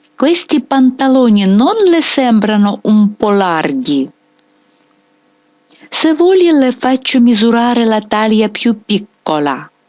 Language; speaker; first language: Italian; non-native, fluent; Ukrainian